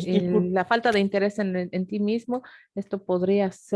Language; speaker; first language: Spanish; native; Spanish